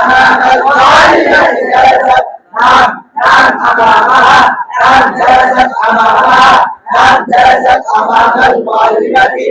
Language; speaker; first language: Arabic; non-native, learner; Bangla